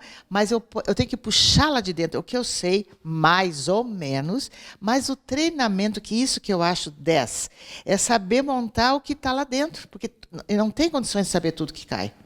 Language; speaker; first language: Portuguese; native; Portuguese